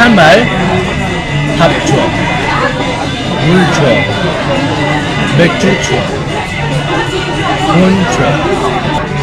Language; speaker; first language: Korean; non-native, learner; English